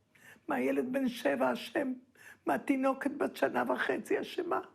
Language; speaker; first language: Hebrew; non-native, fluent; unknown